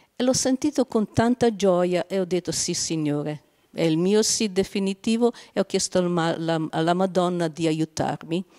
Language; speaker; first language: Italian; non-native, fluent; Slovenian